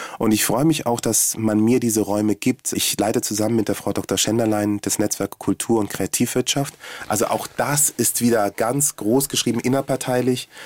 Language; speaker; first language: German; early bilingual, other home language; Swahili